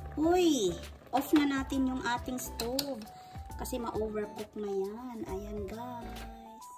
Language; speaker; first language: Filipino; non-native, local second language; Cebuano